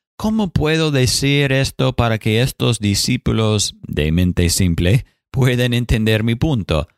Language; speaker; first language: Spanish; non-native, fluent; English